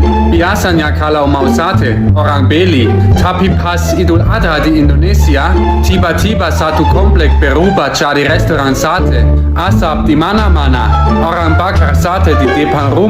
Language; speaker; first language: Indonesian; non-native, fluent; German